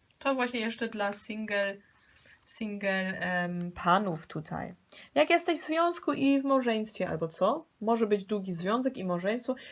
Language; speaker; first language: Polish; early bilingual, heritage; Polish